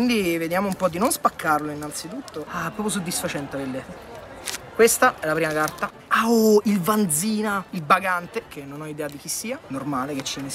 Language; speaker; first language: Italian; native; Italian